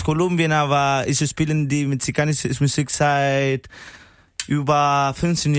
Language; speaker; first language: German; non-native, learner; Spanish